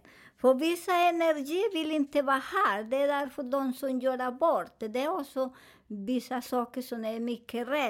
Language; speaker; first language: Swedish; non-native, fluent; Spanish